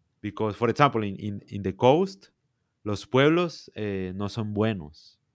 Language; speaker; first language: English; non-native, learner; Spanish